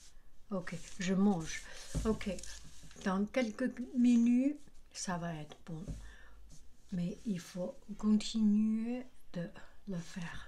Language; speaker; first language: French; non-native, learner; Chinese